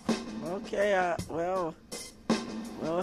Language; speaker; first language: English; native; English